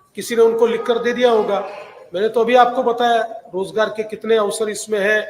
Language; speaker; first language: Hindi; non-native, local second language; Marathi